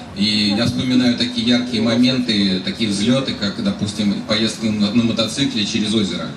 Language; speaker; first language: Russian; native; Russian